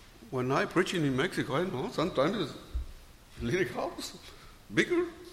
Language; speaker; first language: English; non-native, learner; Spanish